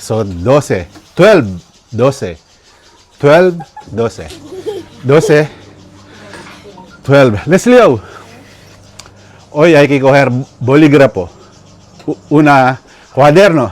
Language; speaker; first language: Spanish; non-native, learner; Filipino